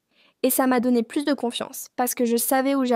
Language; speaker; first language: French; non-native, fluent; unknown